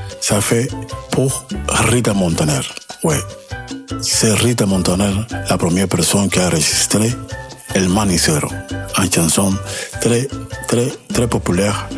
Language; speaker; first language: French; non-native, learner; Spanish